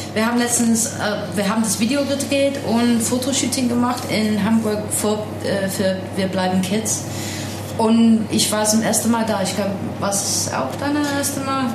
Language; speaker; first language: German; non-native, fluent; English